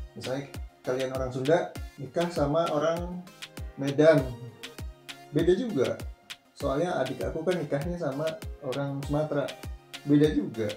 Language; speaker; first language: Indonesian; native; Indonesian